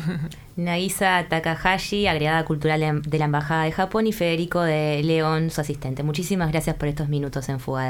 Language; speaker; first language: Spanish; native; Spanish